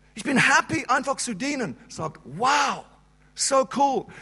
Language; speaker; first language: German; non-native, fluent; English